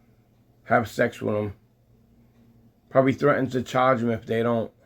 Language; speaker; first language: English; native; English